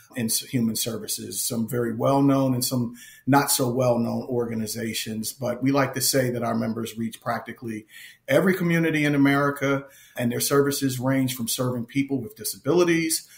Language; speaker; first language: English; native; English